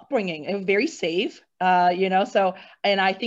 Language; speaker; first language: English; native; English